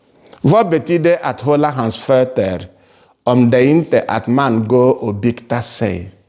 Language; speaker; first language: Swedish; non-native, fluent; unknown